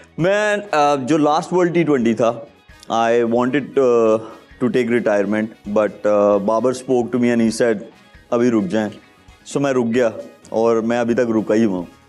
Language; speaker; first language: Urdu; non-native, local second language; Punjabi